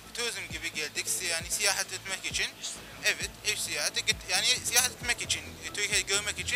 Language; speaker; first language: Turkish; non-native, learner; Arabic